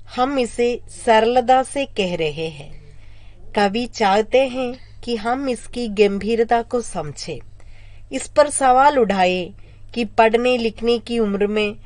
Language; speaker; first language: Hindi; non-native, local second language; Malayalam